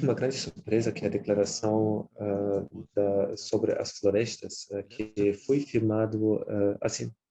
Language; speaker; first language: Portuguese; non-native, fluent; German